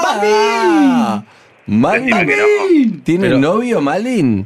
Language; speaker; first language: Spanish; native; Spanish